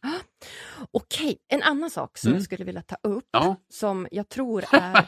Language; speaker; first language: Swedish; native; Swedish